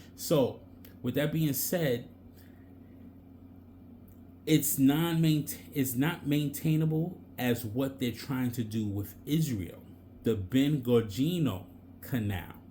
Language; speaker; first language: English; native; English